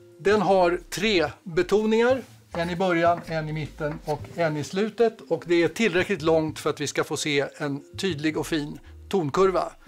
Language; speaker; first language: Swedish; native; Swedish